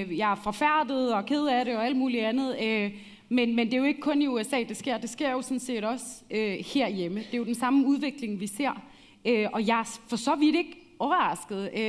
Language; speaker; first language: Danish; early bilingual, other home language; Arabic